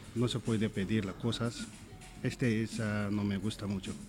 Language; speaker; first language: Spanish; non-native, learner; Nepali